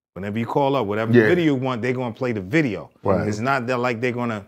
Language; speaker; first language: English; native; English